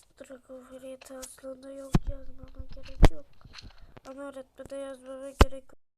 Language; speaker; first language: Turkish; native; Turkish